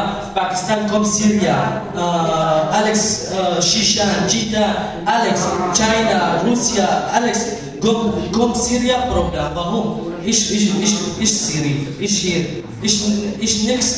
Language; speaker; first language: German; non-native, learner; Kurdish